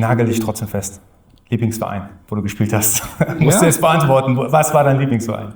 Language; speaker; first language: German; native; German